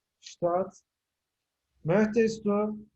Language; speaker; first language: German; non-native, fluent; Turkish